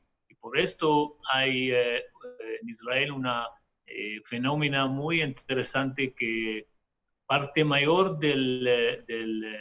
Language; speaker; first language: Spanish; non-native, fluent; Hebrew